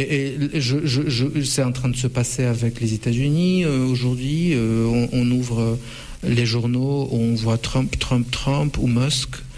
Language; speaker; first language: French; non-native, fluent; Russian